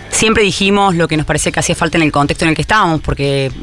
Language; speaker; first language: Spanish; native; Spanish